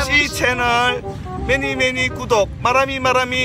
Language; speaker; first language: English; non-native, learner; Korean